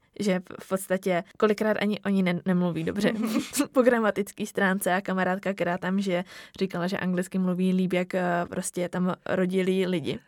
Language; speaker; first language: Czech; native; Czech